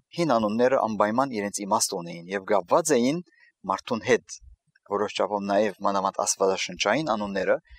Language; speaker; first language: Armenian; early bilingual, heritage; Armenian